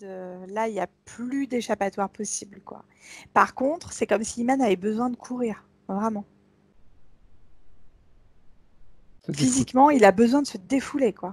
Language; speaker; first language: French; native; French